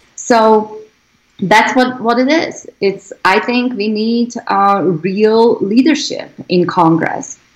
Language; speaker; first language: English; non-native, fluent; Slovak